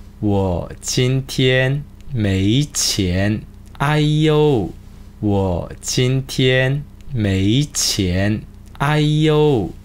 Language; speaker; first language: Chinese; non-native, fluent; Korean